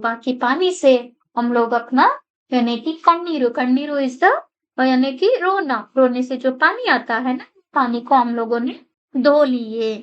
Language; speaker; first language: Hindi; non-native, local second language; Kannada